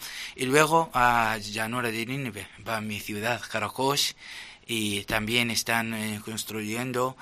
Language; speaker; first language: Spanish; non-native, fluent; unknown